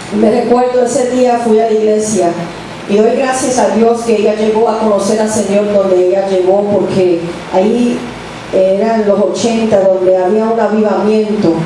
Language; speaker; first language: Spanish; early bilingual, heritage; English